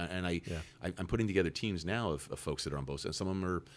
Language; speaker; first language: English; native; English